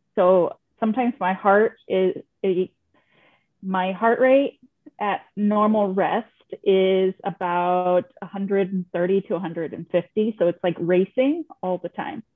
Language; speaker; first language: English; native; English